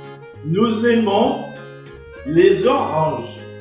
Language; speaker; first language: French; non-native, fluent; Portuguese